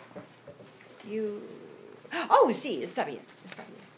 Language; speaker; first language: Spanish; non-native, fluent; English